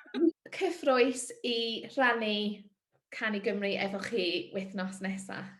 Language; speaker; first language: Welsh; non-native, learner; English